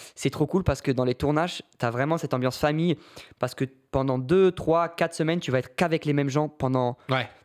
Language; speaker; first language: French; native; French